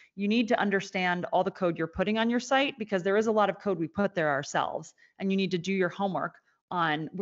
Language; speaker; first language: English; native; English